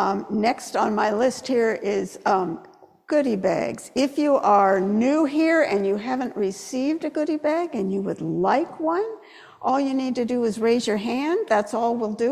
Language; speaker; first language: English; native; English